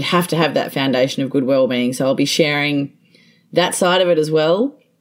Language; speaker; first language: English; native; English